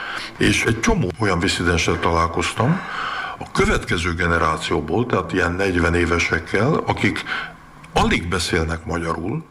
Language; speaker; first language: Hungarian; early bilingual, heritage; Hungarian